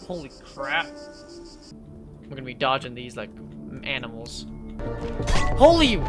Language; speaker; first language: English; native; English